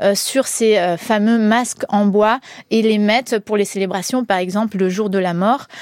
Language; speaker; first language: French; early bilingual, heritage; Spanish